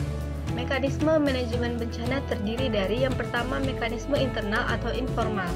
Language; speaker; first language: Indonesian; native; Indonesian